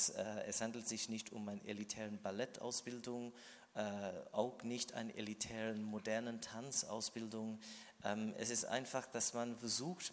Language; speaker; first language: German; non-native, fluent; English